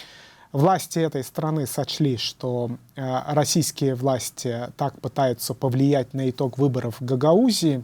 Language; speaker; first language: Russian; native; Russian